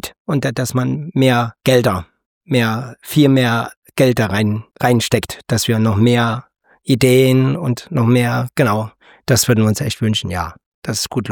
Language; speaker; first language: German; native; German